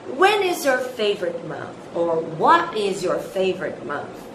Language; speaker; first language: English; non-native, fluent; Portuguese